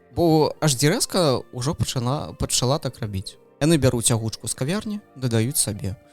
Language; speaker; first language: Belarusian; non-native, local second language; Russian